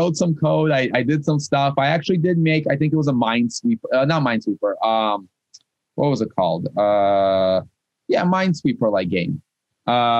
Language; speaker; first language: English; non-native, fluent; Russian